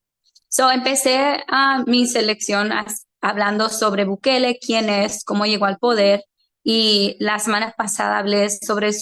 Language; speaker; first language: Spanish; early bilingual, heritage; Spanish